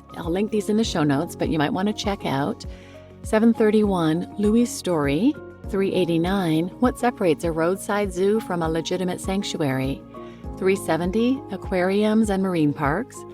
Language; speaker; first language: English; native; English